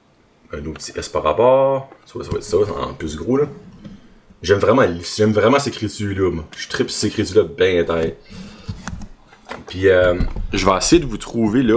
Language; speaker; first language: French; native; French